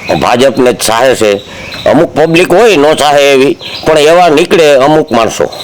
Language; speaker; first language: Gujarati; native; Gujarati